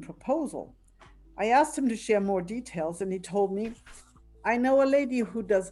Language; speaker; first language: English; non-native, fluent; German